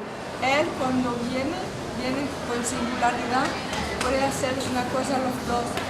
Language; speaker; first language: Spanish; non-native, learner; French